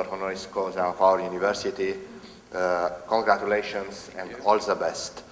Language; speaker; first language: English; non-native, fluent; Romanian